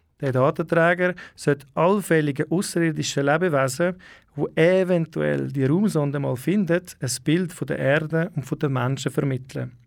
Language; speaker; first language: German; native; German